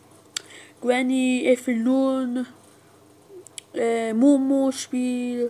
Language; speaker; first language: German; non-native, learner; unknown